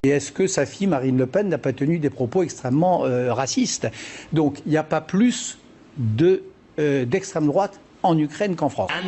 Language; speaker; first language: French; native; French